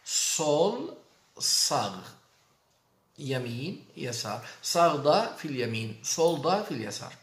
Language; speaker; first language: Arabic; non-native, fluent; Turkish